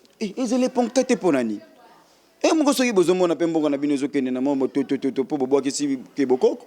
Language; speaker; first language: Lingala; non-native, local second language; Kongo